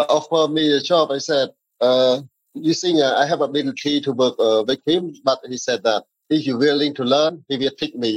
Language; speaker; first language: English; non-native, learner; Khmer